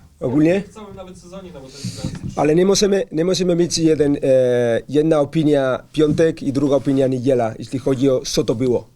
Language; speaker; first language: Polish; non-native, learner; Spanish